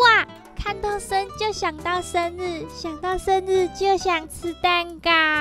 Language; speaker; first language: Chinese; native; Chinese